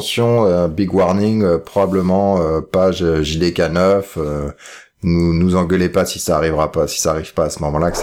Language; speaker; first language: French; native; French